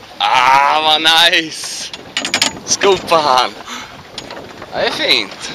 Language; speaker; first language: Swedish; early bilingual, other home language; Russian